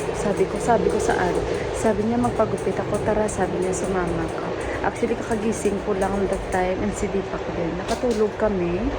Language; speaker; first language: Filipino; native; Filipino